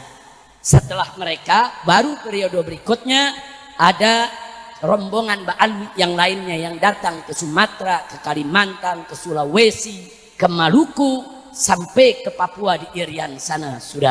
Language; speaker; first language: Indonesian; native; Indonesian